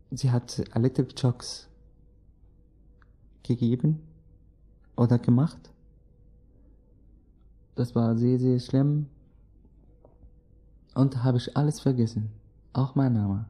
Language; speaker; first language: German; non-native, learner; Arabic